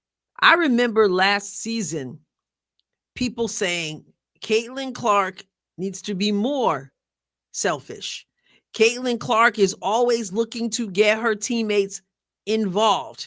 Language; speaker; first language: English; native; English